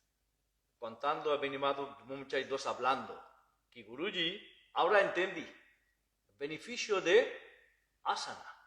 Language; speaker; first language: Spanish; non-native, learner; Bangla